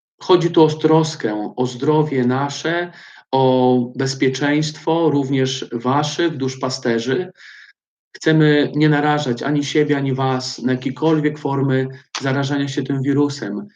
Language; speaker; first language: Polish; native; Polish